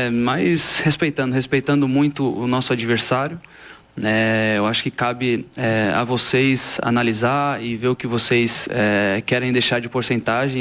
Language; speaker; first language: Portuguese; native; Portuguese